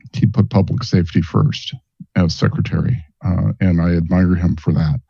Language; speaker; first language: English; native; English